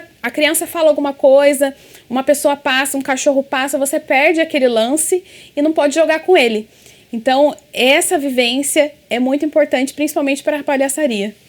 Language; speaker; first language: Portuguese; native; Portuguese